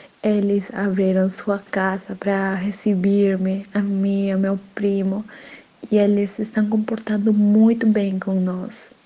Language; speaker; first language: Portuguese; non-native, learner; Spanish